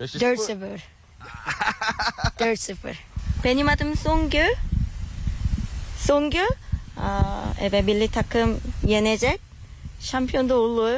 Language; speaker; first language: Turkish; non-native, fluent; Korean